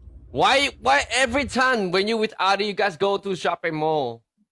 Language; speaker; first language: English; non-native, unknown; Chinese